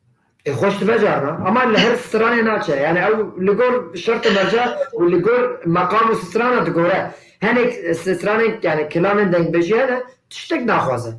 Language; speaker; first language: Kurdish; non-native, local second language; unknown